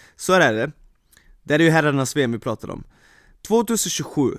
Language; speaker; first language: Swedish; non-native, fluent; Serbian